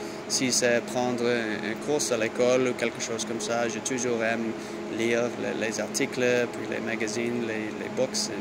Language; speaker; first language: French; non-native, learner; English